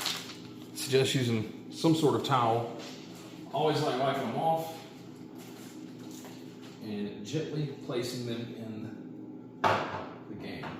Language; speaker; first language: English; native; English